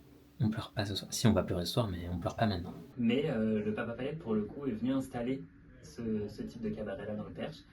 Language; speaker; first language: French; native; French